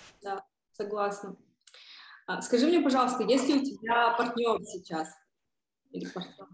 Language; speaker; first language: Russian; non-native, local second language; Kyrgyz